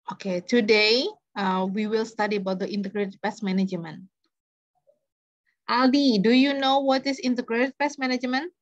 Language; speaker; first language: English; non-native, fluent; Indonesian